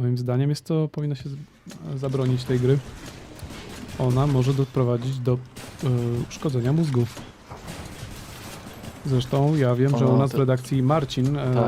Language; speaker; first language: Polish; native; Polish